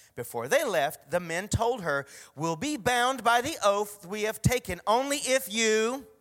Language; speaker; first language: English; native; English